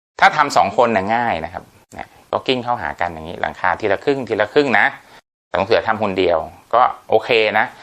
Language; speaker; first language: Thai; native; Thai